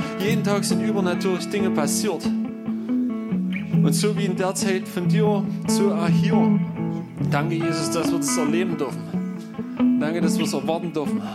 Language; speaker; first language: German; native; German